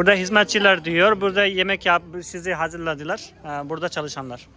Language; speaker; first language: Turkish; non-native, fluent; Hindi